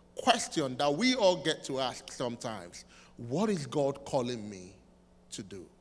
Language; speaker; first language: English; non-native, local second language; Igbo